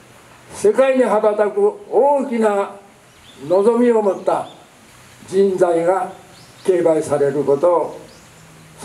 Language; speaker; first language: Japanese; native; Japanese